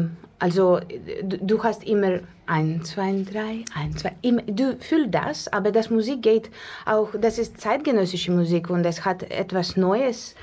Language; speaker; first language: German; non-native, learner; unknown